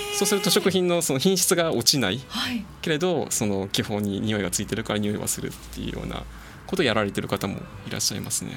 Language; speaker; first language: Japanese; native; Japanese